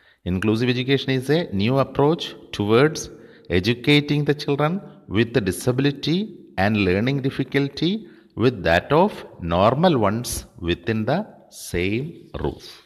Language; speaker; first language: English; non-native, local second language; Malayalam